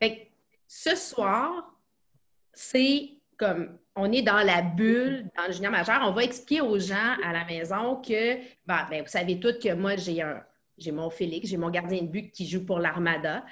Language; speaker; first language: French; native; French